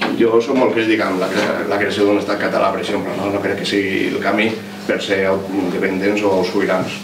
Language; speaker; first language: Catalan; non-native, local second language; Spanish